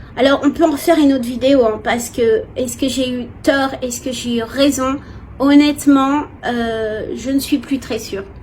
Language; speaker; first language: French; native; French